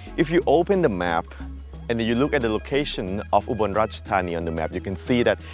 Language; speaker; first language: English; non-native, fluent; Thai